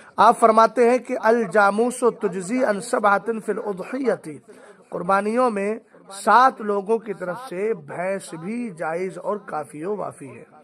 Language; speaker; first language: Urdu; native; Urdu